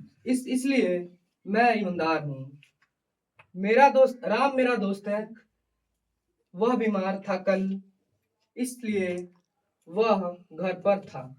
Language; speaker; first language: Hindi; native; Hindi